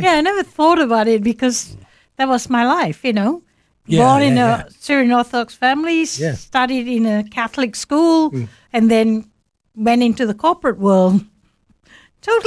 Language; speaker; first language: English; non-native, local second language; Malayalam